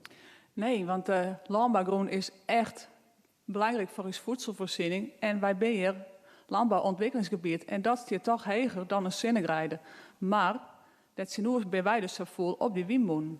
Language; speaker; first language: Dutch; non-native, local second language; Western Frisian